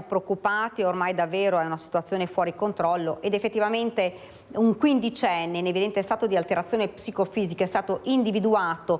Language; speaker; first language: Italian; native; Italian